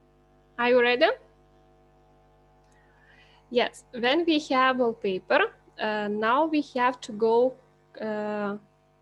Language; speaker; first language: English; non-native, learner; Lithuanian